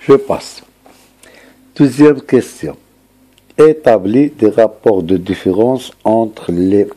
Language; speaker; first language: French; non-native, local second language; Arabic